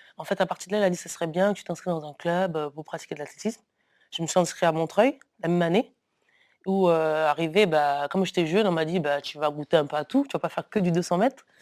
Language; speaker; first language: French; early bilingual, other home language; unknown